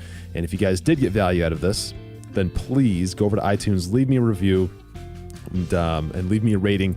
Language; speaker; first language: English; native; English